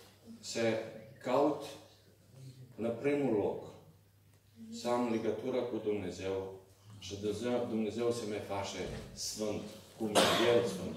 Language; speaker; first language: Romanian; non-native, learner; Serbian